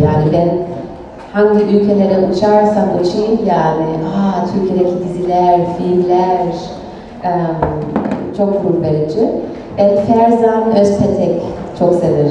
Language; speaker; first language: Turkish; non-native, fluent; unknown